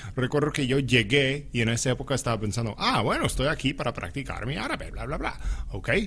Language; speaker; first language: Spanish; non-native, fluent; English